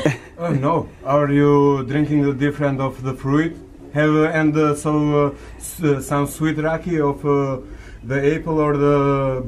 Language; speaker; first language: English; non-native, learner; Albanian